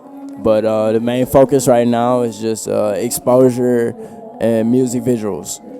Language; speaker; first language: English; native; English